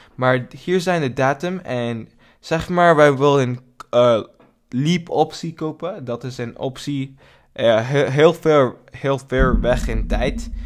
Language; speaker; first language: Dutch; non-native, learner; English